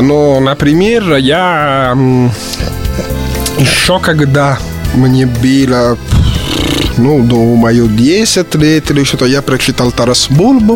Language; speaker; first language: Russian; non-native, fluent; Italian